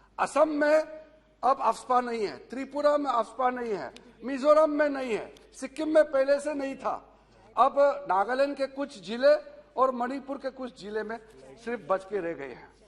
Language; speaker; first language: Hindi; non-native, local second language; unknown